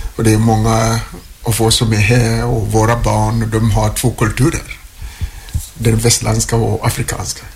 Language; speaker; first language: Swedish; non-native, fluent; Mandingo